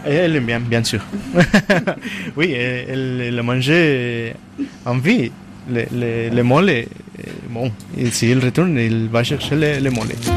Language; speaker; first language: French; non-native, learner; Spanish